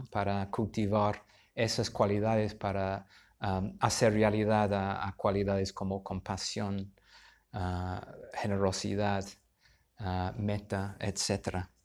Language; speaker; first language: Spanish; non-native, fluent; English